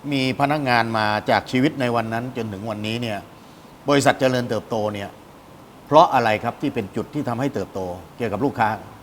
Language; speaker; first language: Thai; native; Thai